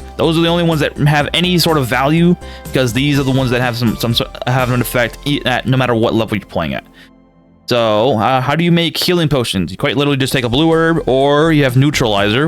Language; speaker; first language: English; native; English